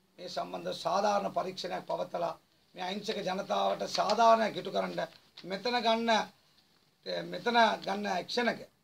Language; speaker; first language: Sinhala; non-native, local second language; Tamil